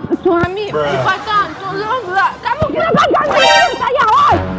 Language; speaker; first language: Indonesian; non-native, learner; Russian